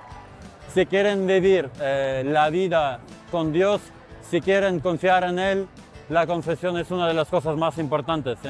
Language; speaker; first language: Spanish; non-native, fluent; Ukrainian